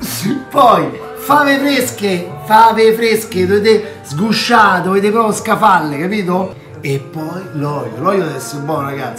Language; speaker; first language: Italian; native; Italian